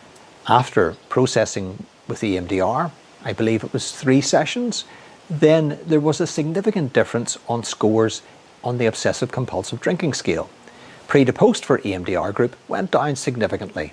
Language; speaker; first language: English; native; English